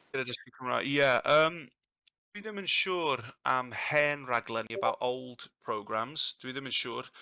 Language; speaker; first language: Welsh; non-native, fluent; English